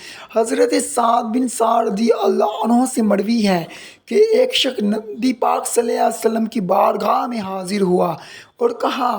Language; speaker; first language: Urdu; native; Urdu